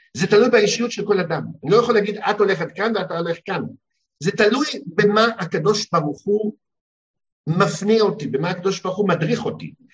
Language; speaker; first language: Hebrew; early bilingual, heritage; Hebrew